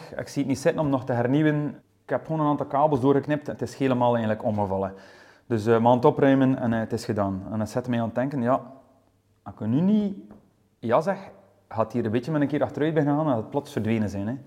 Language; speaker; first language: Dutch; native; Dutch